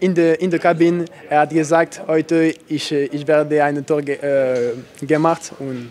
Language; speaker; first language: German; non-native, learner; French